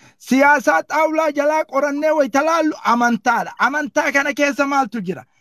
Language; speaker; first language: Oromo; native; Oromo